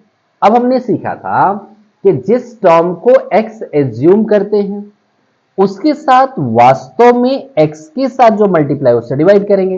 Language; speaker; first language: Hindi; native; Hindi